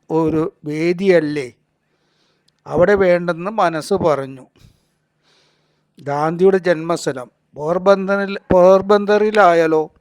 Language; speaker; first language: Malayalam; native; Malayalam